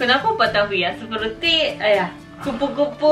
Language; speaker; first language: Indonesian; non-native, learner; Japanese